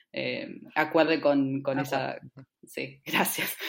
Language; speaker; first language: Spanish; native; Spanish